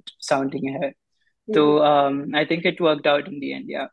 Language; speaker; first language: Hindi; non-native, local second language; Malayalam